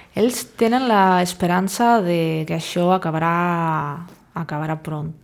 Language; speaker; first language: Catalan; non-native, fluent; Russian